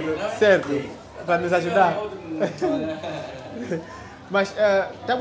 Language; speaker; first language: Portuguese; non-native, fluent; Vietnamese